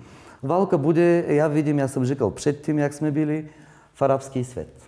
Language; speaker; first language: Czech; non-native, learner; Bulgarian